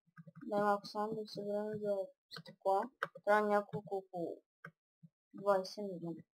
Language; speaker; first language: Bulgarian; early bilingual, other home language; Russian